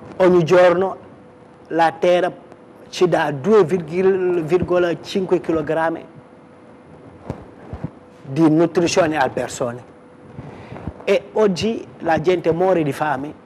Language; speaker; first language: Italian; non-native, fluent; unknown